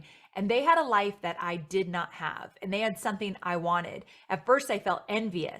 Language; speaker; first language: English; native; English